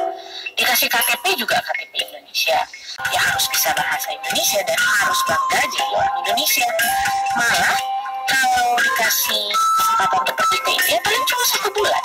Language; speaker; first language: Indonesian; native; Indonesian